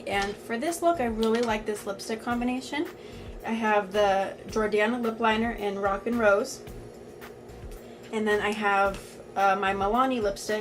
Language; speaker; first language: English; native; English